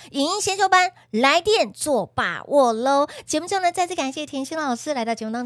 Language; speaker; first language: Chinese; native; Chinese